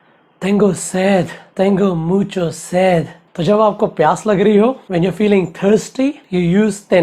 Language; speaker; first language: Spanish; non-native, learner; Hindi